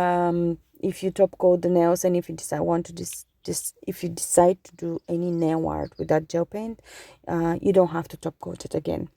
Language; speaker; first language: English; non-native, fluent; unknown